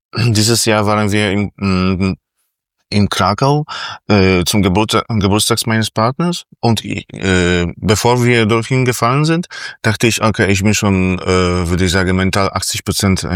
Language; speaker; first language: German; non-native, fluent; Polish